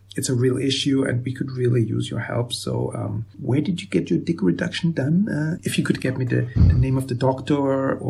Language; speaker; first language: English; non-native, fluent; German